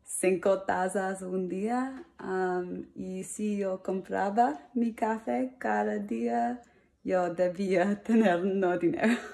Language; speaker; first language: Spanish; non-native, learner; English